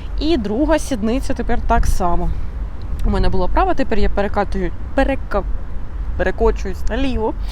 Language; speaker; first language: Ukrainian; non-native, local second language; Russian